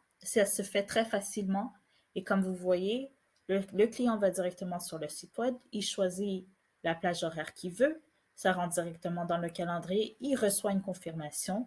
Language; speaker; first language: French; native; French